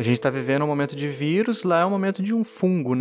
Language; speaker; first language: Portuguese; native; Portuguese